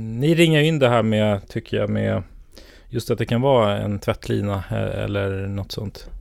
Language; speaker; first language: Swedish; native; Swedish